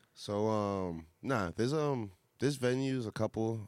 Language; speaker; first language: English; native; English